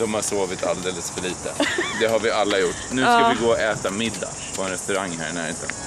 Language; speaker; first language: Swedish; native; Swedish